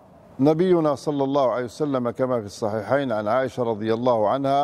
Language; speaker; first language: Arabic; native; Arabic